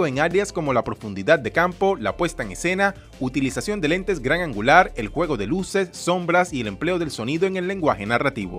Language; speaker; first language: Spanish; native; Spanish